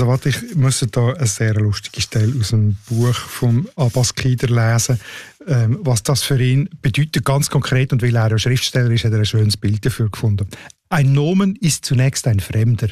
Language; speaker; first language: German; native; German